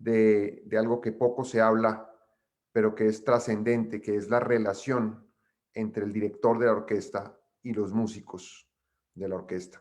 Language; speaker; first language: Spanish; native; Spanish